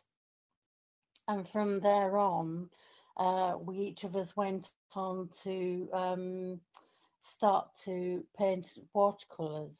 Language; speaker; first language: English; native; English